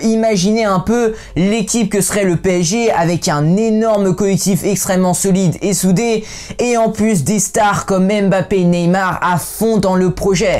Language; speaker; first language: French; native; French